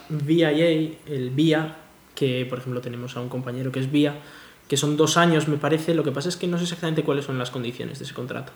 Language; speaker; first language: Spanish; native; Spanish